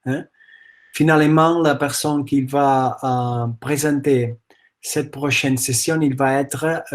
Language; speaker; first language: French; non-native, fluent; Catalan